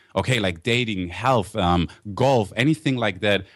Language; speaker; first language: English; non-native, fluent; German